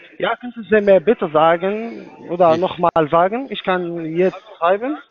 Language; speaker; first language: German; non-native, learner; Arabic